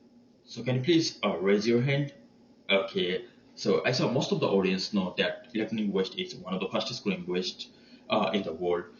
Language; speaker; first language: English; non-native, learner; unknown